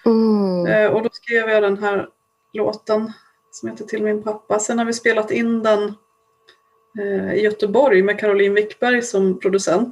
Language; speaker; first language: Swedish; native; Swedish